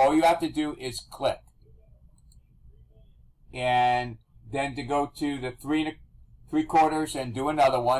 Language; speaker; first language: English; native; English